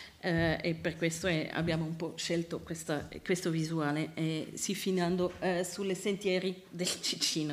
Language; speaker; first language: Italian; non-native, learner; Swiss German